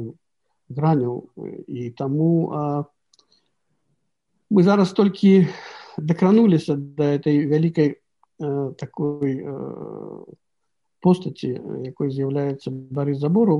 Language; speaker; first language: Belarusian; native; Belarusian